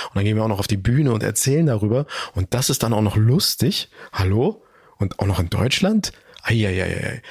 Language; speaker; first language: German; early bilingual, other home language; Turkish